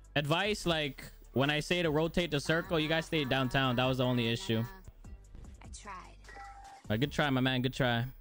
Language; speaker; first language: English; native; English